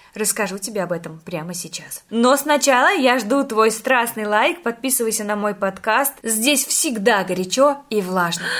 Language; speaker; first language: Russian; native; Russian